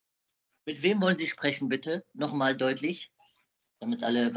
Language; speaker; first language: German; native; German